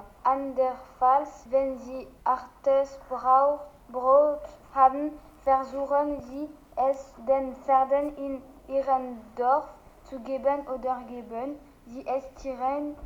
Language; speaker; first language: German; non-native, learner; French